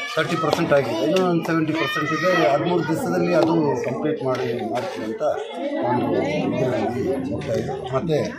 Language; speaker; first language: Kannada; non-native, local second language; Urdu